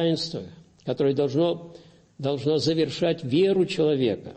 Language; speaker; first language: Russian; native; Russian